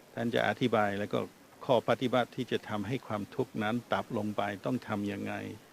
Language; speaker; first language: Thai; non-native, fluent; English